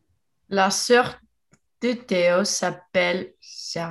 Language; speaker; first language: French; non-native, learner; English